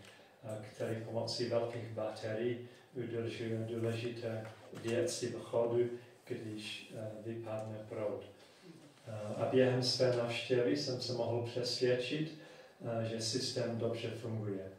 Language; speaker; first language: Czech; non-native, fluent; English